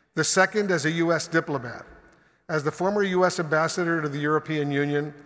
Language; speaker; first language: English; native; English